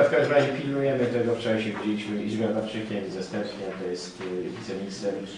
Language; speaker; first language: Polish; native; Polish